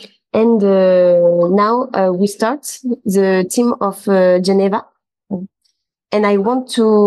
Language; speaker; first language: English; non-native, local second language; French